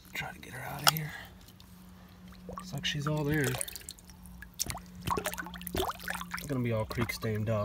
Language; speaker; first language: English; native; English